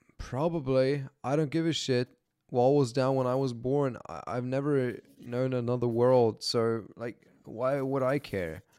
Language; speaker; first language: English; non-native, fluent; German